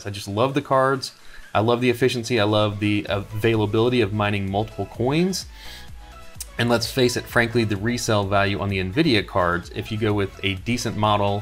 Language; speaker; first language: English; native; English